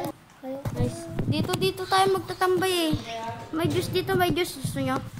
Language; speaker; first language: Filipino; native; Filipino